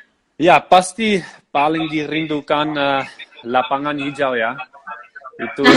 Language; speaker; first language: Indonesian; non-native, fluent; Dutch